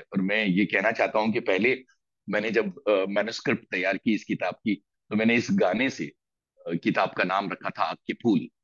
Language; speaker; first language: Hindi; native; Hindi